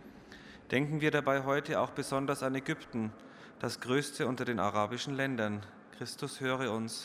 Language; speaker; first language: German; native; German